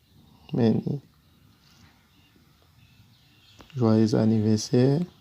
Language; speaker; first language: French; non-native, learner; Haitian Creole